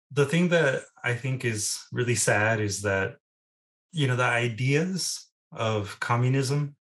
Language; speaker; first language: English; early bilingual, other home language; Spanish